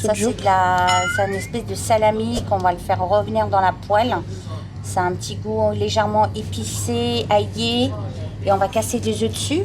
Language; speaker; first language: French; non-native, fluent; Turkish